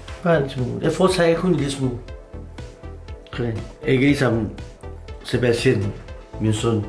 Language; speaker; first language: Danish; non-native, fluent; Chinese